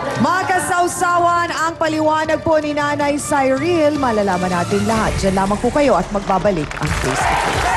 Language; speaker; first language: Filipino; native; Filipino